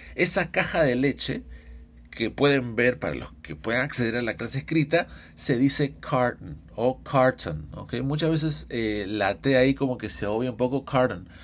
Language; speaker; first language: Spanish; early bilingual, heritage; Spanish